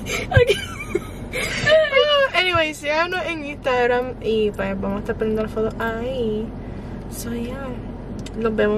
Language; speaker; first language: Spanish; early bilingual, heritage; Spanish